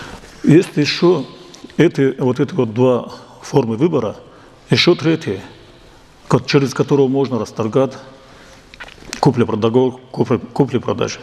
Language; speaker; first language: Russian; non-native, local second language; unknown